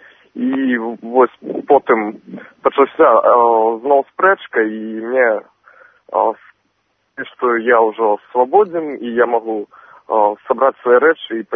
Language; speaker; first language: Belarusian; non-native, local second language; Russian